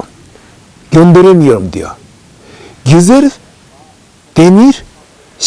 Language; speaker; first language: Turkish; non-native, fluent; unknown